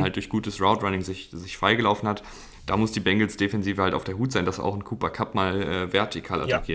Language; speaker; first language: German; native; German